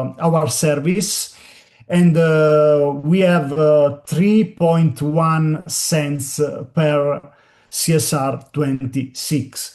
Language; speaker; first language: English; non-native, learner; Italian